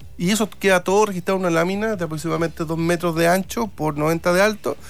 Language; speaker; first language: Spanish; native; Spanish